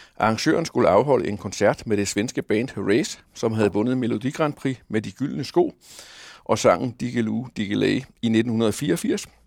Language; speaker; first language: Danish; native; Danish